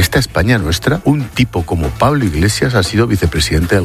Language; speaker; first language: Spanish; native; Spanish